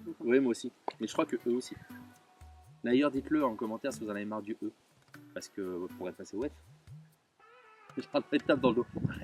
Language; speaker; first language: French; native; French